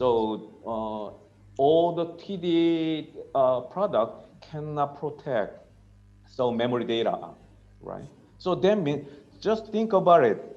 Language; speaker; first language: English; non-native, learner; Korean